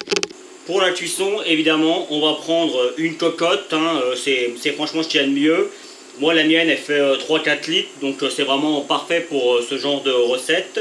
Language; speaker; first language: French; native; French